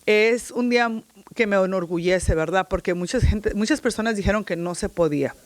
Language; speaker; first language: Spanish; early bilingual, heritage; Spanish